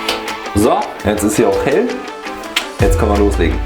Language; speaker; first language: German; native; German